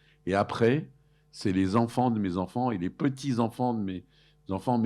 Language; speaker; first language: French; early bilingual, other home language; Arabic